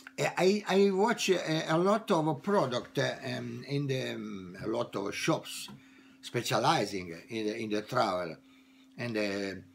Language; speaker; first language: English; non-native, learner; Italian